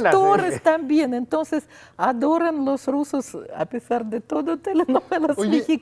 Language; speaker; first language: Spanish; non-native, fluent; Russian